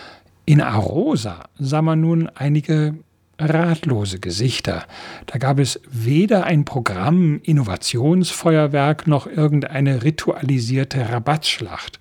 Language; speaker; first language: German; native; German